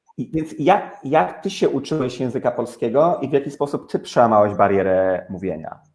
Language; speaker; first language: Polish; native; Polish